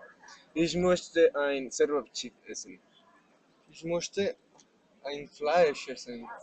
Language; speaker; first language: German; non-native, learner; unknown